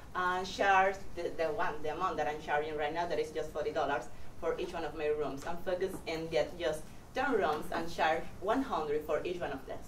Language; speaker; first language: English; non-native, fluent; Spanish